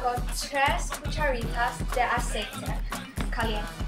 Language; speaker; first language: Spanish; non-native, learner; English